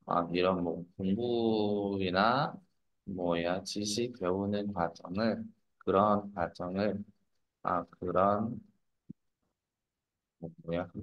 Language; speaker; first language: Korean; non-native, fluent; Vietnamese